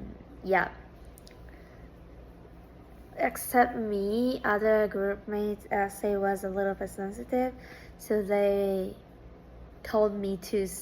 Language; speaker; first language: English; non-native, fluent; Japanese